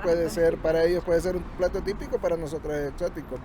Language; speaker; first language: Spanish; native; Spanish